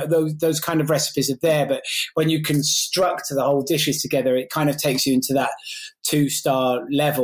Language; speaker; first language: English; native; English